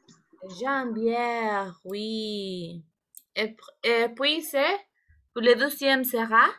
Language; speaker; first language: French; non-native, fluent; Spanish